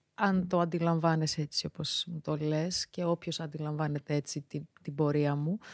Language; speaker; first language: Greek; early bilingual, other home language; Georgian